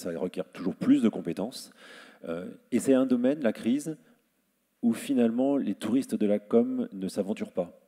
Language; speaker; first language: French; native; French